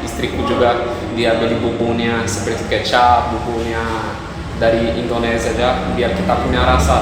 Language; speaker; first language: Indonesian; non-native, fluent; Portuguese